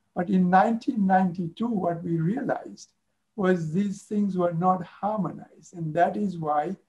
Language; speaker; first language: English; non-native, local second language; Sinhala